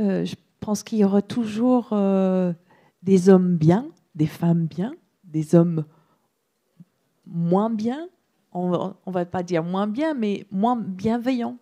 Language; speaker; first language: French; non-native, fluent; English